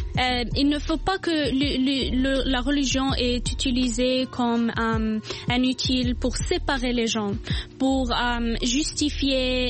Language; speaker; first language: French; non-native, local second language; Arabic